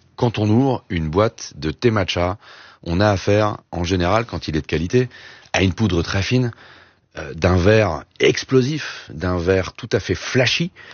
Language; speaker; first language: French; native; French